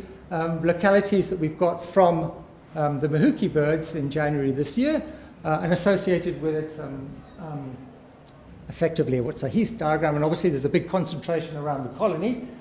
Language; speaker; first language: English; native; English